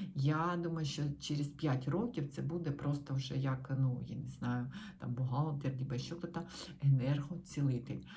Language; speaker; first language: Ukrainian; non-native, local second language; Russian